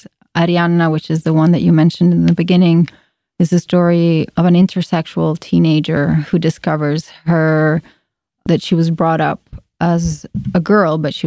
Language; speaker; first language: English; non-native, fluent; Italian